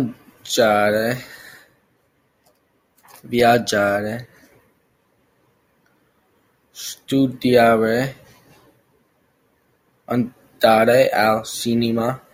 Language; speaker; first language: Italian; non-native, learner; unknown